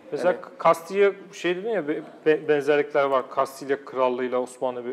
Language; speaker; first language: Turkish; native; Turkish